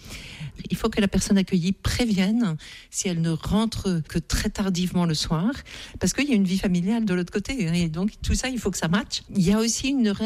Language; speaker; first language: French; native; French